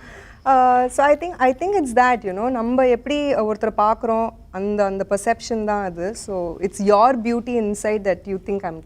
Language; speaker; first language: Tamil; non-native, local second language; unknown